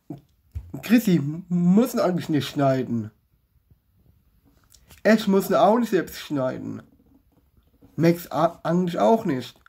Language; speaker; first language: German; non-native, learner; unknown